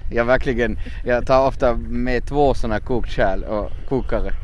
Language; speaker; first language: Swedish; non-native, fluent; German